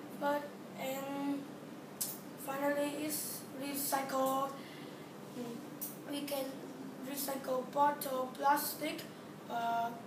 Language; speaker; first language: English; non-native, learner; Vietnamese